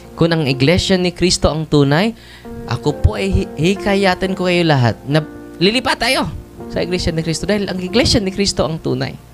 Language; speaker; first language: Filipino; non-native, local second language; Cebuano